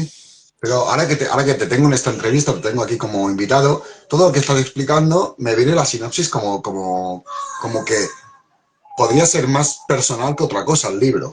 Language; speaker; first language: Spanish; native; Spanish